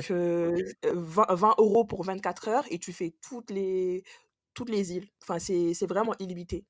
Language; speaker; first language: French; non-native, local second language; Wolof